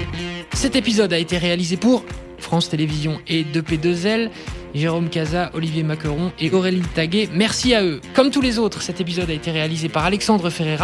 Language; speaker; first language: French; native; French